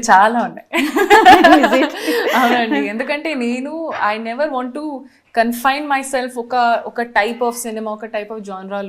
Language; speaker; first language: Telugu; non-native, learner; Hindi